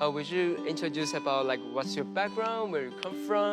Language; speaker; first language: English; non-native, fluent; Chinese